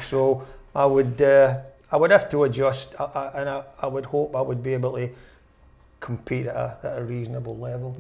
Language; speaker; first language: English; native; English